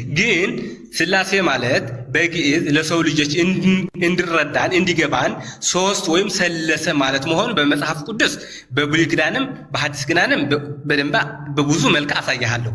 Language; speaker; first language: Amharic; non-native, local second language; Tigrinya